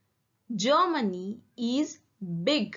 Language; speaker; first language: English; non-native, fluent; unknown